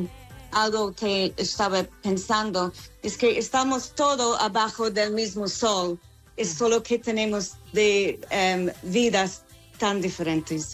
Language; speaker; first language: Spanish; non-native, fluent; English